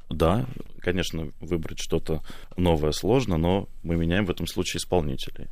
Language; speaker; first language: Russian; native; Russian